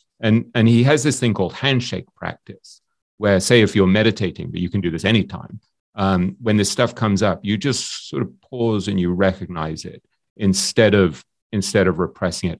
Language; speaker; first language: English; native; English